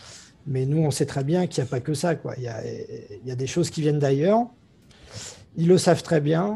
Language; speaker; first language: French; native; French